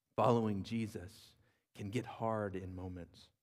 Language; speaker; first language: English; native; English